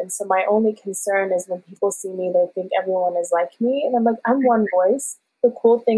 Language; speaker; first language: English; early bilingual, other home language; Persian